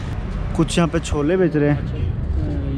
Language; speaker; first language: Hindi; native; Hindi